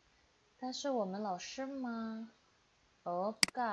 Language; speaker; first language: Chinese; non-native, fluent; Indonesian